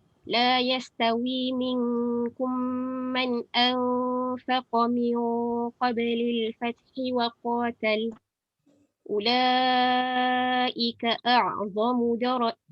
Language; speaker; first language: Arabic; non-native, fluent; Malay